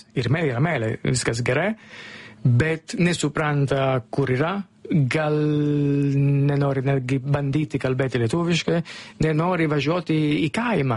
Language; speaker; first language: Lithuanian; non-native, fluent; Italian